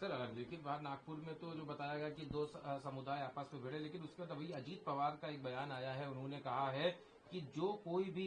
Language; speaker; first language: Hindi; native; Hindi